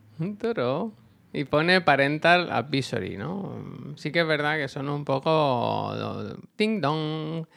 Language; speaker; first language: Spanish; native; Spanish